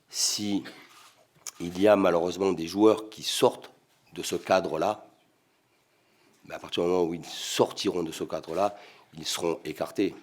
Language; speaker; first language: French; native; French